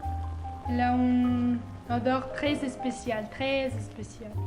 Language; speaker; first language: French; non-native, learner; Spanish